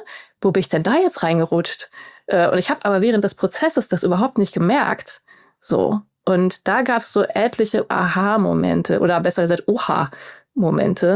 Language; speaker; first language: German; native; German